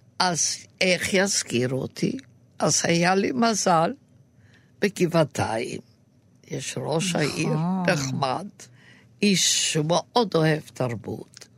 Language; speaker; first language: Hebrew; non-native, fluent; Yiddish